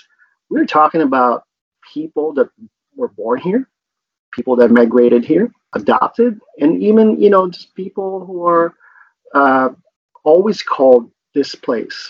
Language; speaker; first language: English; non-native, local second language; Filipino